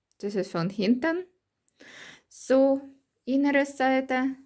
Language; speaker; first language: German; non-native, learner; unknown